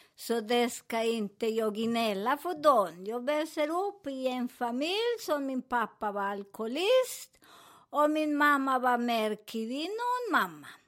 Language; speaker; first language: Swedish; non-native, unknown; Spanish